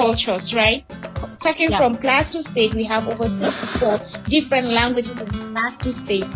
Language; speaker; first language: English; non-native, local second language; Hausa